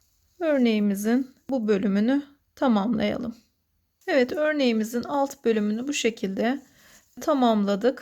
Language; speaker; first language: Turkish; native; Turkish